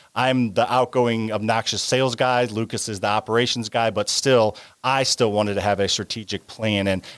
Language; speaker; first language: English; native; English